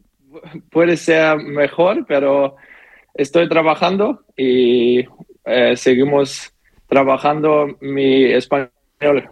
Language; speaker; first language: Spanish; non-native, learner; German